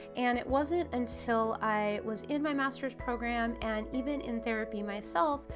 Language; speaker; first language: English; native; English